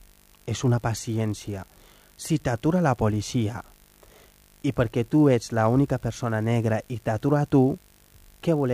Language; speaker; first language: Catalan; non-native, fluent; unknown